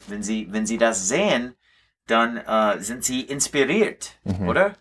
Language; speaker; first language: German; non-native, learner; English